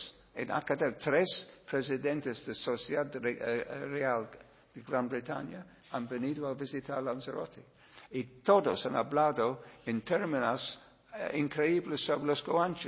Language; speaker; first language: Spanish; non-native, learner; English